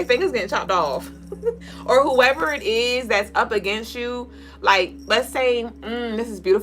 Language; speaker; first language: English; native; English